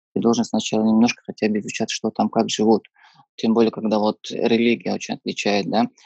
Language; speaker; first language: Russian; non-native, fluent; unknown